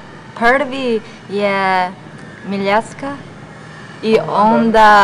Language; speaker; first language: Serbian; non-native, learner; Chinese